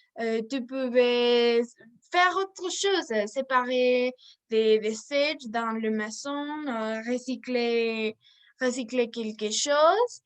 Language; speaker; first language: French; non-native, learner; Spanish